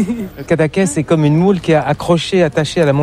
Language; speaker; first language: French; native; French